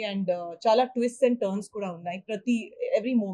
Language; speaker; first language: Telugu; non-native, learner; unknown